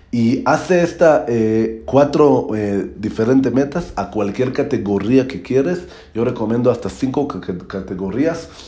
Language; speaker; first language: Spanish; non-native, learner; Hebrew